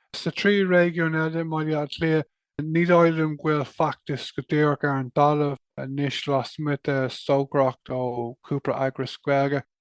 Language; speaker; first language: Irish; non-native, local second language; English